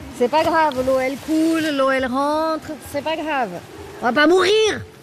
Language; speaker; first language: French; native; French